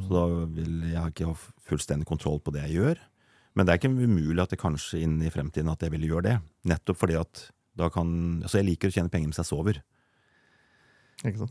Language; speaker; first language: Norwegian; native; Norwegian